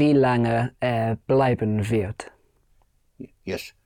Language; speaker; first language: German; non-native, learner; English